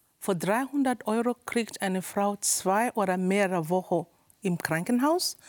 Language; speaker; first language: German; non-native, learner; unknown